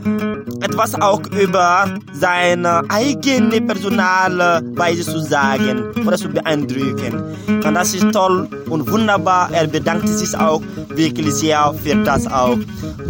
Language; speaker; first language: German; non-native, learner; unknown